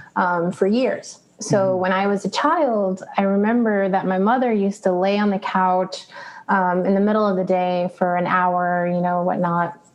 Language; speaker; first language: English; early bilingual, other home language; Spanish